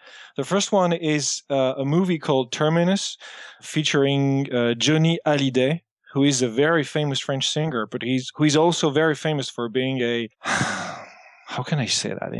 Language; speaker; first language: English; native; English